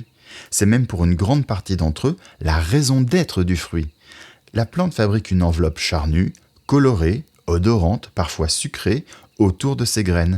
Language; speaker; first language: French; native; French